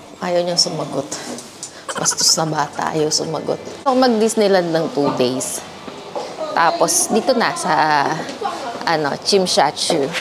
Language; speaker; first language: Filipino; native; Filipino